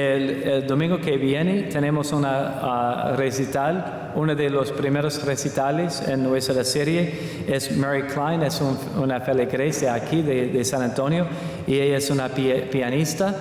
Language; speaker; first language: Spanish; non-native, learner; English